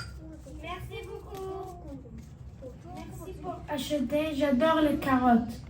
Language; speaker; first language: French; non-native, learner; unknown